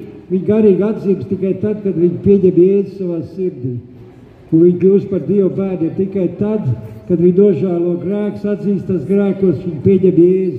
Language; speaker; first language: Latvian; non-native, local second language; Russian